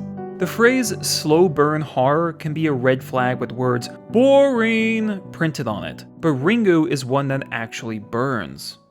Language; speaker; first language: English; native; English